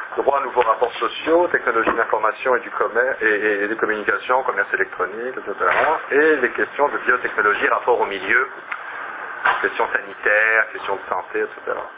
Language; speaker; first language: French; native; French